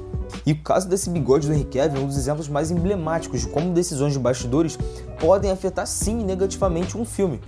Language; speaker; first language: Portuguese; native; Portuguese